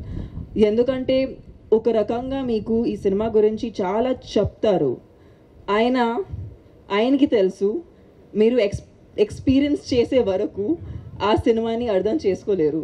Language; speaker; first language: Telugu; non-native, local second language; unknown